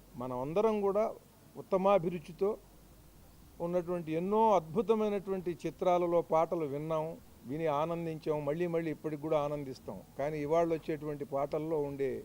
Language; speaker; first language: Telugu; native; Telugu